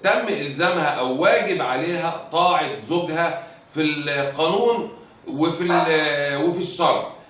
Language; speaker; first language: Arabic; native; Arabic